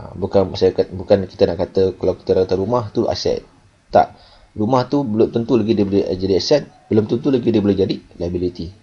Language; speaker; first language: Malay; native; Malay